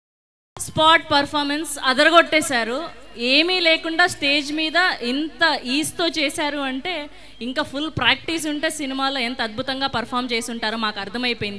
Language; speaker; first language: Telugu; native; Telugu